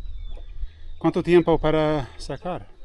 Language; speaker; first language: Spanish; non-native, learner; English